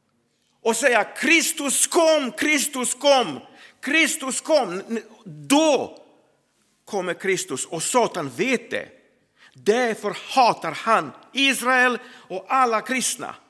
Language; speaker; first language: Swedish; non-native, fluent; Croatian